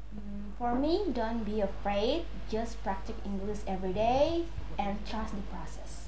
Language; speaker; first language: English; non-native, local second language; Indonesian